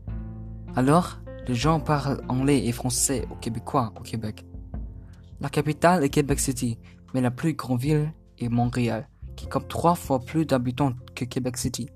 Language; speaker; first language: French; non-native, learner; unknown